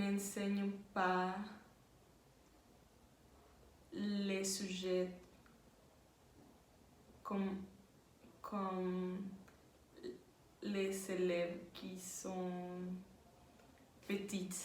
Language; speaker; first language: French; non-native, learner; Spanish